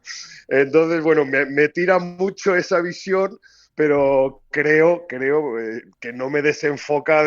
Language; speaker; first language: Spanish; native; Spanish